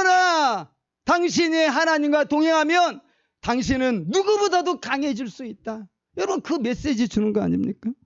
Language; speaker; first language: Korean; native; Korean